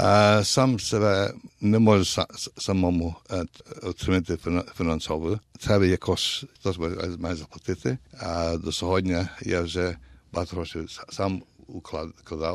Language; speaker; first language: Ukrainian; early bilingual, heritage; Ukrainian